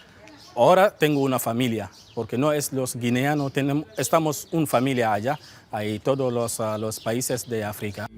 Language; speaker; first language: Spanish; non-native, learner; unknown